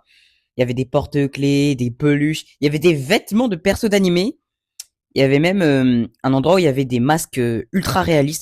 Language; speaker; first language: French; native; French